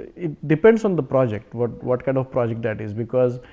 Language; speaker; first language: English; non-native, local second language; Marathi